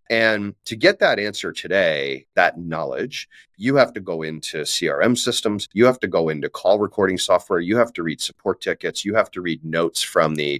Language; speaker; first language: English; native; English